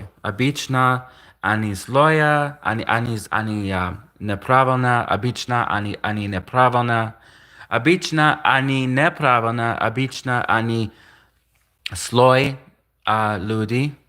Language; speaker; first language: Russian; non-native, learner; English